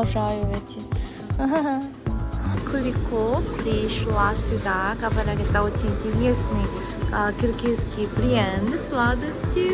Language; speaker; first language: Russian; non-native, learner; Korean